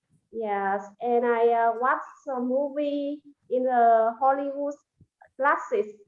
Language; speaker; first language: English; non-native, learner; Vietnamese